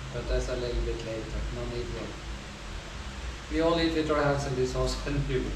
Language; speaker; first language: English; non-native, fluent; Norwegian